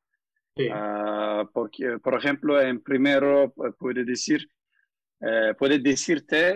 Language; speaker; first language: Spanish; non-native, learner; Turkish